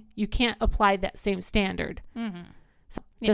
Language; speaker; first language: English; native; English